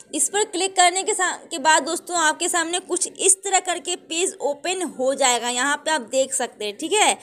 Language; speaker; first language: Hindi; native; Hindi